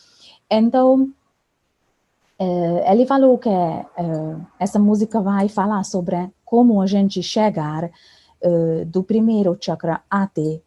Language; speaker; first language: Portuguese; non-native, fluent; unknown